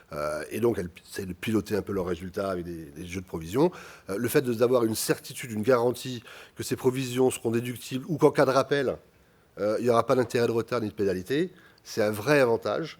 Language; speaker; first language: French; native; French